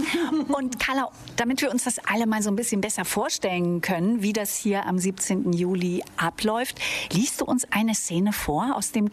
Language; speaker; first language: German; native; German